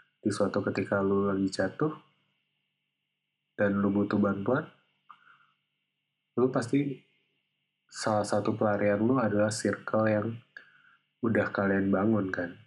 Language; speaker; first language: Indonesian; native; Indonesian